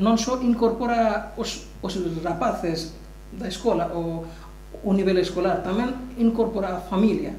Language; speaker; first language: Galician; non-native, learner; Bangla